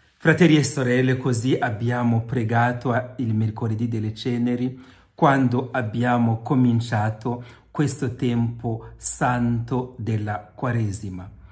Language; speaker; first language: Italian; non-native, fluent; Kinyarwanda